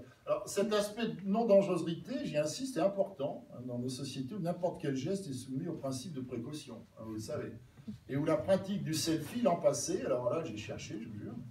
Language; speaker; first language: French; native; French